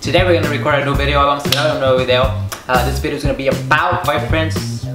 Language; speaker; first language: English; early bilingual, other home language; Spanish